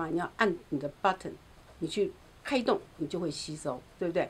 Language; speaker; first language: Chinese; native; Chinese